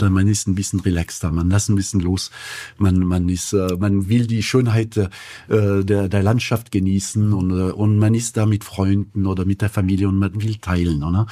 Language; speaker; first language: German; non-native, fluent; French